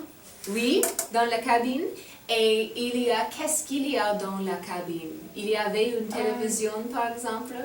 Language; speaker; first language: French; non-native, fluent; English